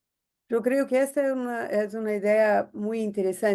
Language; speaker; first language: Spanish; non-native, fluent; Portuguese